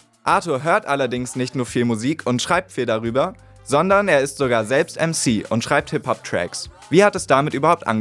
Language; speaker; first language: German; native; German